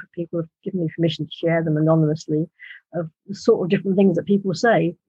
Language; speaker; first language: English; native; English